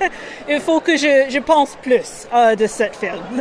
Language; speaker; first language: French; non-native, learner; English